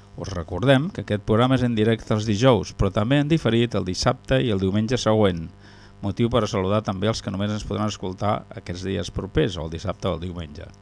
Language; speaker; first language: Catalan; native; Catalan